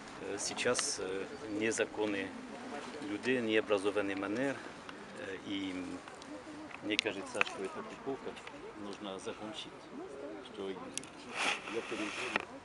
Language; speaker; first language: Russian; non-native, learner; French